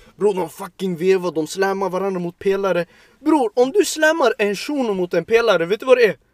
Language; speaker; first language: Swedish; early bilingual, other home language; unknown